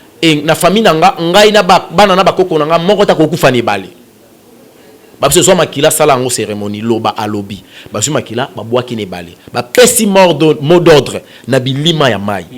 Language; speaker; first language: Lingala; native; Lingala